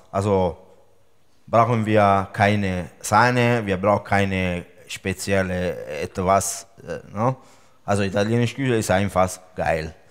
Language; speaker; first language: German; non-native, learner; Italian